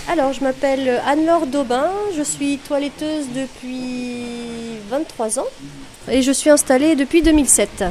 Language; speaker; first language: French; native; French